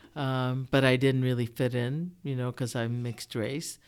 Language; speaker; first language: English; early bilingual, other home language; Japanese